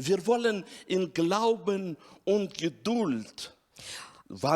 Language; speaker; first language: German; non-native, fluent; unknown